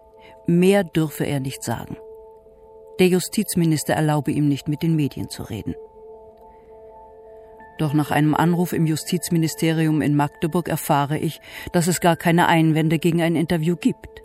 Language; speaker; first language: German; native; German